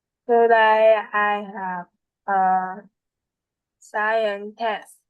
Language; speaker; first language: English; non-native, learner; Vietnamese